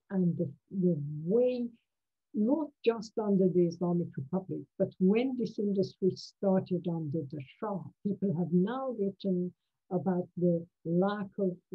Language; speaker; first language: English; non-native, fluent; Persian